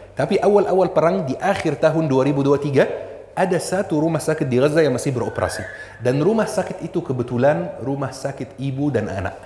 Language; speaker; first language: Indonesian; non-native, fluent; Arabic